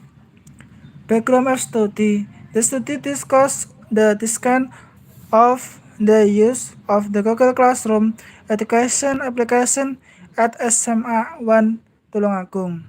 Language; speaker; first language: English; non-native, learner; Indonesian